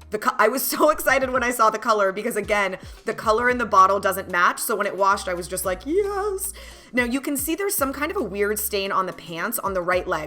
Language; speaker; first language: English; native; English